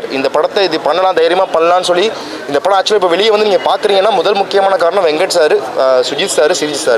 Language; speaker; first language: Tamil; native; Tamil